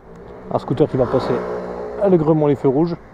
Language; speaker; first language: French; native; French